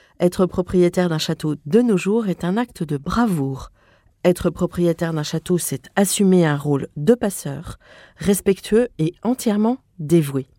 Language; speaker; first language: French; native; French